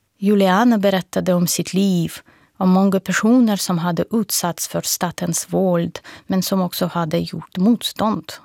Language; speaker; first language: Swedish; non-native, fluent; Russian